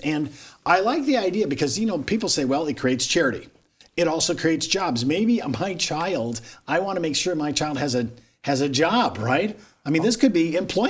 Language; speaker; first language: English; native; English